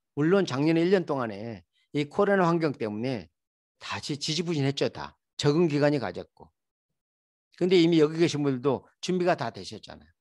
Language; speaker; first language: Korean; native; Korean